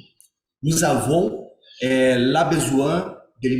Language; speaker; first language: French; non-native, learner; Portuguese